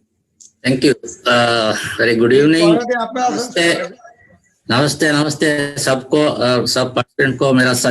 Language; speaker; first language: Hindi; non-native, learner; Divehi